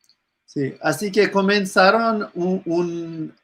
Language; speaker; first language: Spanish; non-native, fluent; English